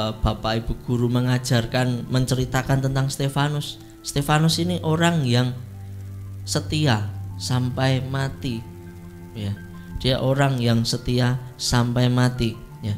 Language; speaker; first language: Indonesian; native; Indonesian